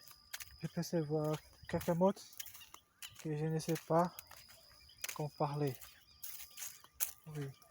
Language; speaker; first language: French; non-native, learner; Portuguese